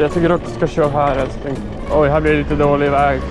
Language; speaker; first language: Swedish; native; Swedish